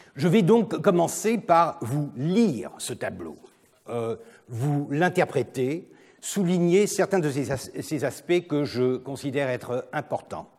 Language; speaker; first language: French; non-native, fluent; Turkish